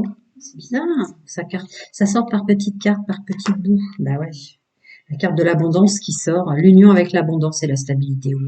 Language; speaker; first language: French; native; French